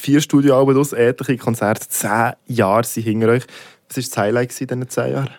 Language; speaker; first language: German; native; German